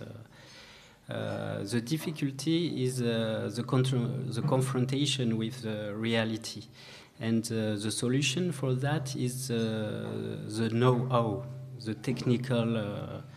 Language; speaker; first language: English; non-native, learner; French